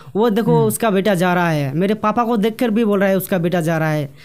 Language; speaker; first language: Hindi; non-native, local second language; Bangla